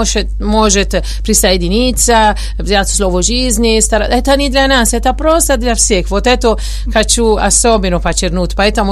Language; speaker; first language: Russian; non-native, fluent; Italian